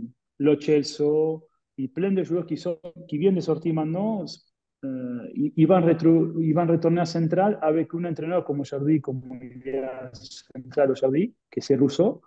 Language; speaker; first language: French; non-native, fluent; Spanish